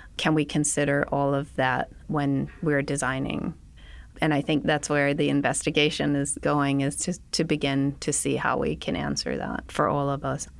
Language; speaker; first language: English; non-native, fluent; Danish